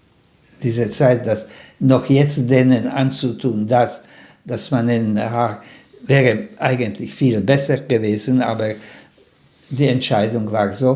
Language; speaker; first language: German; non-native, fluent; Slovak